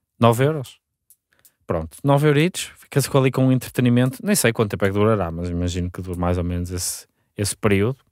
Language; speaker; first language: Portuguese; native; Portuguese